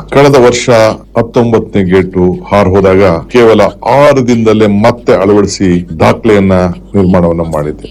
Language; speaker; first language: Kannada; native; Kannada